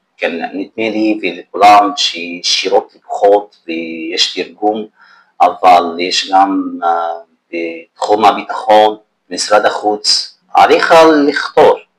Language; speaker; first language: Hebrew; non-native, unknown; Arabic